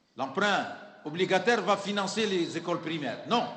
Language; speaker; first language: French; non-native, local second language; Arabic